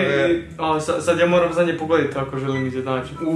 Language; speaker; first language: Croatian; early bilingual, heritage; Croatian